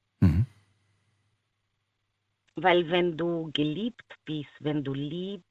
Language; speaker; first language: German; non-native, learner; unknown